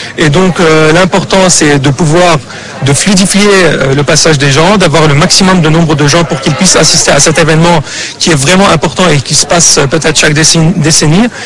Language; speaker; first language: French; non-native, local second language; Arabic